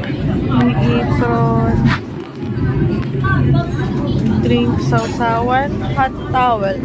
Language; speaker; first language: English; non-native, local second language; Filipino